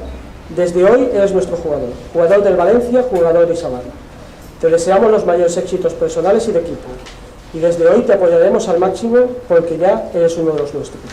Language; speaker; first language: Spanish; native; Spanish